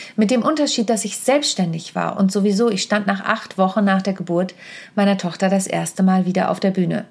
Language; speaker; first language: German; native; German